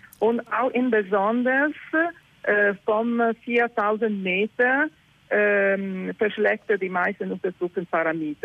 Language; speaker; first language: German; non-native, learner; Italian